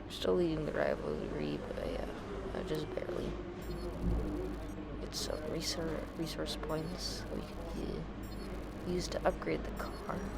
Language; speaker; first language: English; native; English